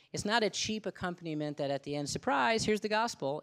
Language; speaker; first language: English; native; English